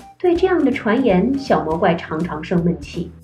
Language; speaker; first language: Chinese; native; Chinese